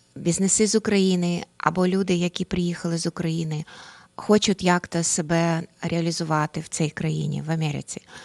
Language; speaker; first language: Ukrainian; non-native, local second language; Russian